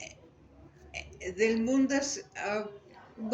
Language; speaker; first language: Spanish; native; Spanish